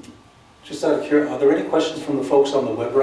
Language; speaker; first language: English; native; English